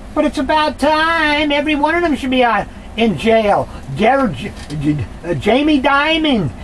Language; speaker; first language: English; native; English